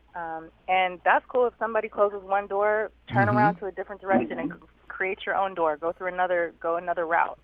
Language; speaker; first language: English; native; English